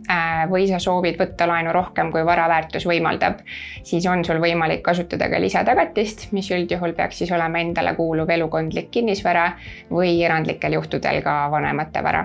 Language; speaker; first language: Estonian; native; Estonian